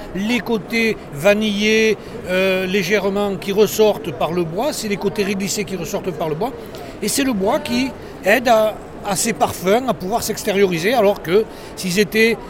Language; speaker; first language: French; native; French